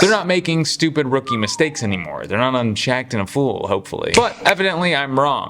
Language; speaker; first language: English; native; English